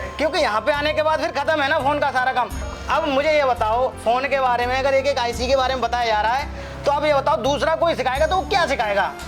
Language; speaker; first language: Hindi; native; Hindi